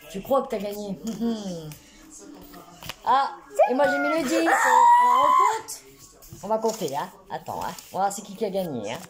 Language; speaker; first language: French; native; French